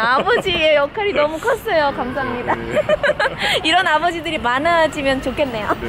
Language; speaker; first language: Korean; native; Korean